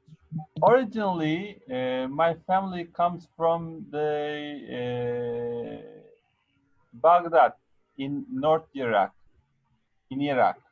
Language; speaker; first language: English; non-native, fluent; Arabic